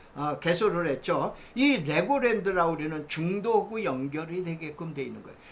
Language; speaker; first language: Korean; native; Korean